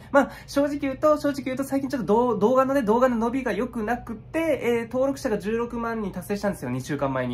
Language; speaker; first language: Japanese; native; Japanese